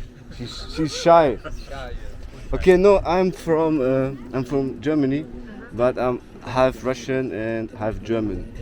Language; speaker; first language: English; non-native, fluent; German